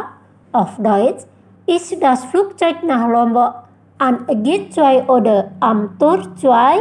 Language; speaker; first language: German; non-native, fluent; Indonesian